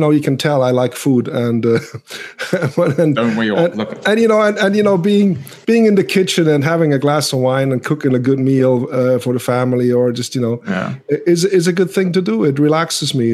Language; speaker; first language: English; non-native, fluent; Swiss German